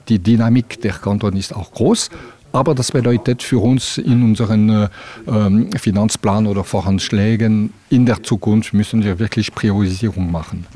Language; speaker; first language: German; non-native, local second language; French